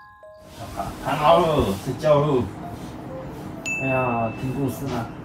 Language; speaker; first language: Chinese; native; Chinese